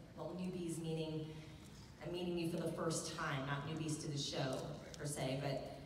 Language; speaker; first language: English; native; English